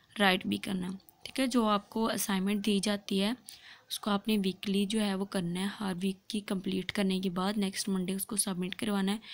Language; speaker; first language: Urdu; non-native, local second language; Punjabi